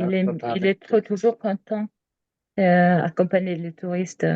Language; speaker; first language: French; non-native, learner; Mongolian